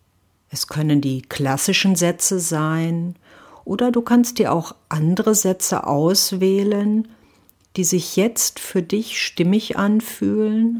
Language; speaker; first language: German; native; German